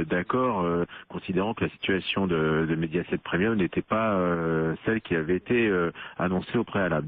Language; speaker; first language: French; native; French